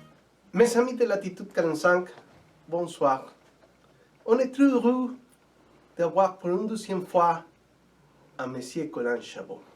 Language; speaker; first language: French; non-native, fluent; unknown